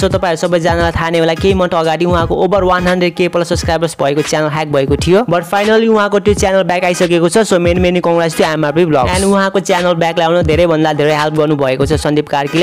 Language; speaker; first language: Nepali; native; Nepali